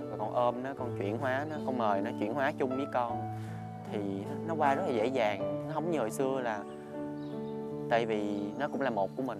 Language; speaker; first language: Vietnamese; native; Vietnamese